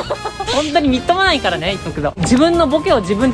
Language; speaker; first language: Japanese; native; Japanese